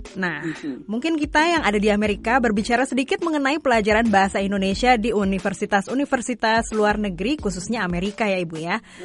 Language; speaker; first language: Indonesian; native; Indonesian